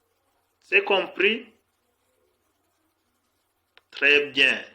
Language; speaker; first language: French; non-native, fluent; Kinyarwanda